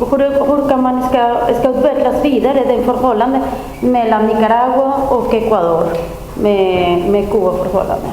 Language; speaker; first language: Swedish; non-native, learner; Spanish